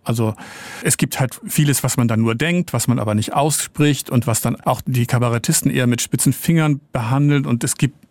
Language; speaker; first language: German; native; German